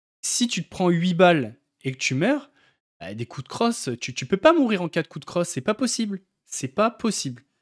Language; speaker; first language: French; native; French